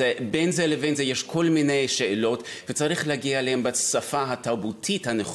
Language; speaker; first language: Hebrew; non-native, fluent; English